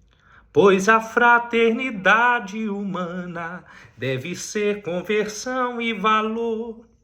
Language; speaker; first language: Portuguese; native; Portuguese